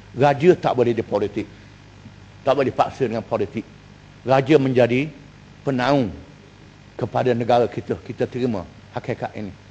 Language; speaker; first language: Malay; native; Malay